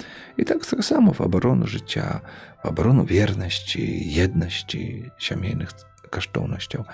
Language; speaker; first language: Polish; non-native, local second language; Belarusian